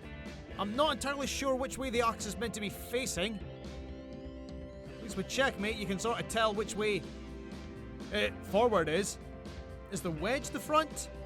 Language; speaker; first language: English; native; English